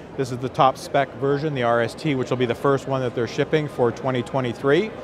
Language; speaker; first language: English; native; English